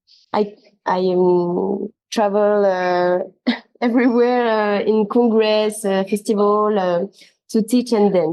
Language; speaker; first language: English; non-native, learner; French